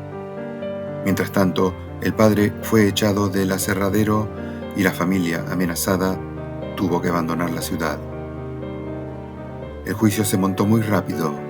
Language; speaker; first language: Spanish; native; Spanish